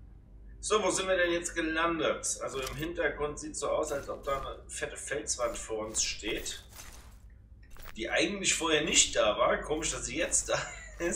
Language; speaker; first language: German; native; German